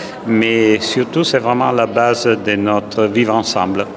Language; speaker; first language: French; non-native, fluent; Italian